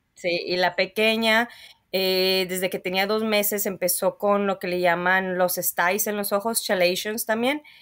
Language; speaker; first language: Spanish; native; Spanish